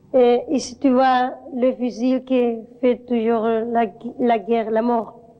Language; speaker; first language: French; non-native, learner; Spanish